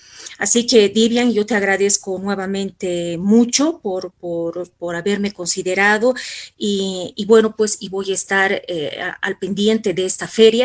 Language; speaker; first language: Spanish; native; Spanish